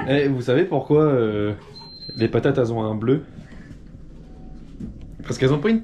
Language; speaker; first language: French; native; French